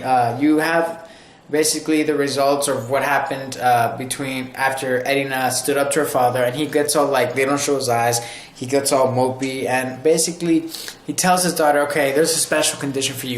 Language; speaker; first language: English; native; English